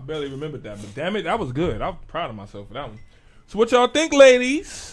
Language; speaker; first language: English; native; English